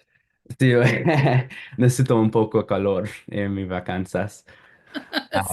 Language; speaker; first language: Spanish; non-native, learner; English